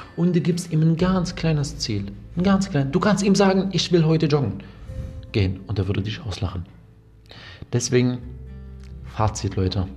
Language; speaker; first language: German; non-native, fluent; Arabic